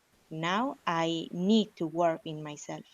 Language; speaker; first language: English; non-native, learner; Spanish